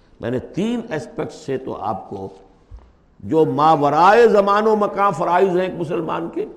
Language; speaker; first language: Urdu; native; Urdu